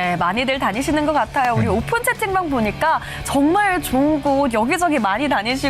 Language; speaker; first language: Korean; native; Korean